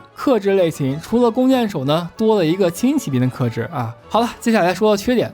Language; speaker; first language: Chinese; native; Chinese